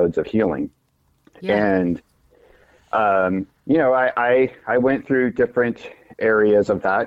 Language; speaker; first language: English; native; English